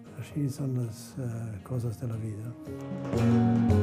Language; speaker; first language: Catalan; non-native, fluent; German